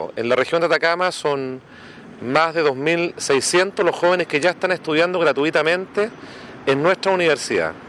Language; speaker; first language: Spanish; native; Spanish